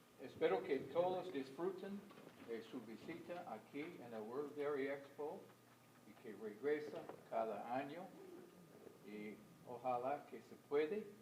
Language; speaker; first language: Spanish; non-native, fluent; English